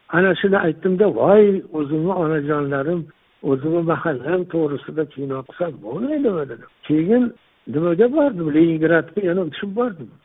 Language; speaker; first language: Uzbek; non-native, local second language; Tajik